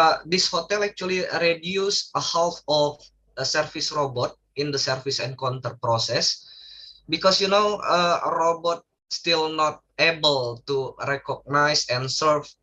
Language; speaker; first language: English; non-native, learner; Indonesian